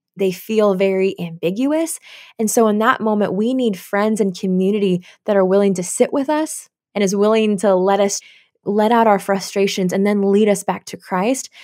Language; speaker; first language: English; native; English